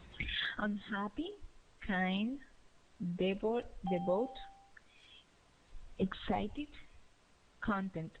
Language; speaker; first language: English; non-native, learner; Spanish